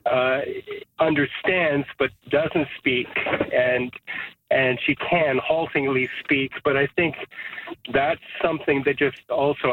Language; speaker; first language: English; non-native, fluent; Serbian